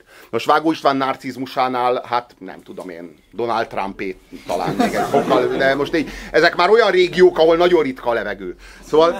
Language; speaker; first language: Hungarian; native; Hungarian